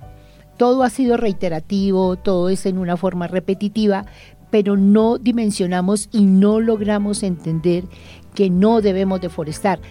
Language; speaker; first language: Spanish; native; Spanish